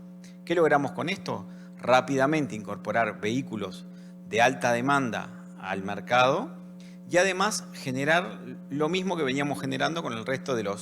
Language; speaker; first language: Spanish; native; Spanish